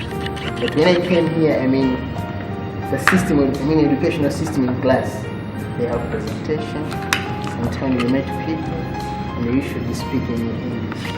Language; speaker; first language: English; non-native, local second language; Swahili